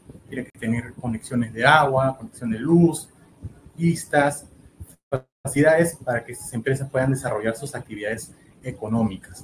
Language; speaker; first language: Spanish; native; Spanish